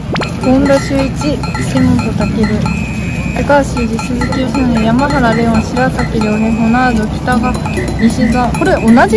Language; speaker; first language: Japanese; native; Japanese